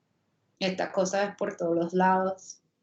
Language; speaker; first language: Spanish; non-native, fluent; English